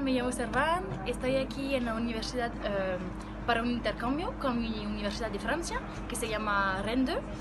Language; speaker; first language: Spanish; non-native, learner; French